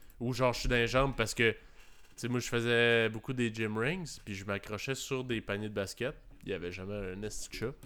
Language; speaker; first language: French; native; French